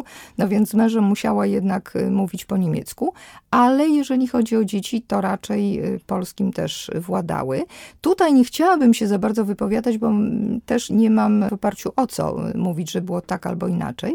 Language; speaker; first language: Polish; native; Polish